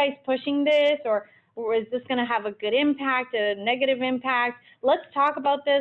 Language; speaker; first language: English; early bilingual, other home language; Portuguese